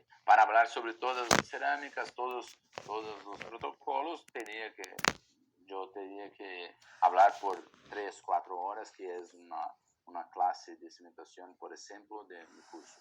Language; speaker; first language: Spanish; non-native, fluent; Portuguese